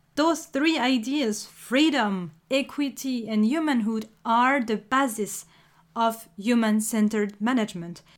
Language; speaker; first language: English; non-native, fluent; French